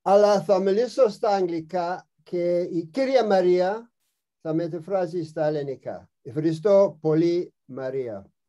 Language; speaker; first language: Greek; non-native, learner; English